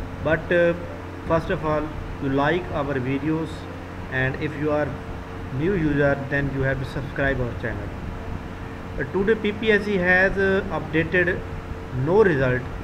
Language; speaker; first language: English; non-native, local second language; Urdu